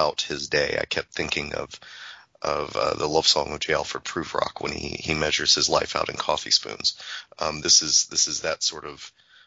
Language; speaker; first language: English; native; English